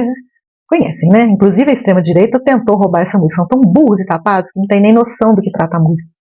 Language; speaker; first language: Portuguese; native; Portuguese